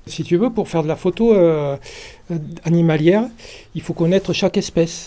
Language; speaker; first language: French; native; French